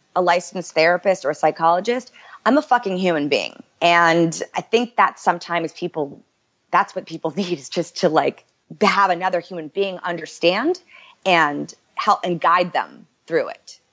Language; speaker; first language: English; native; English